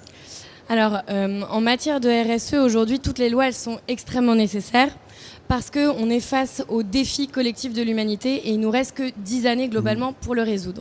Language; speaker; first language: French; native; French